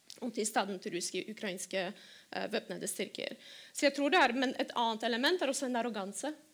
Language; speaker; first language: Norwegian; non-native, fluent; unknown